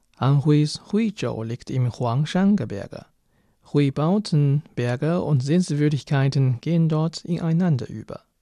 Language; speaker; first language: German; non-native, fluent; Chinese